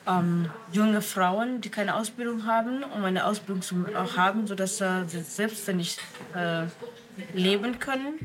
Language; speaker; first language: German; non-native, fluent; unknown